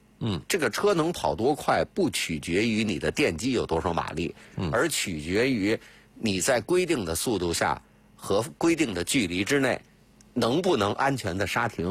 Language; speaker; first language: Chinese; native; Chinese